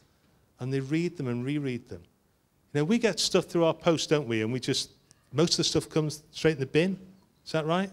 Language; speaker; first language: English; native; English